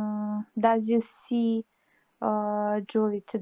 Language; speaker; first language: English; non-native, learner; Serbian